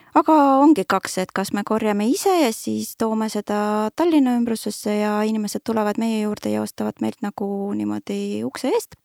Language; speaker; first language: Estonian; non-native, local second language; Russian